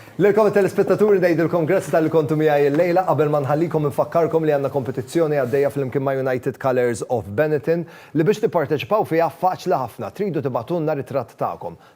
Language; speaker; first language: Maltese; native; Maltese